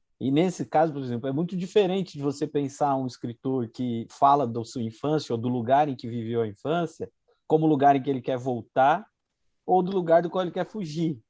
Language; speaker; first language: Portuguese; native; Portuguese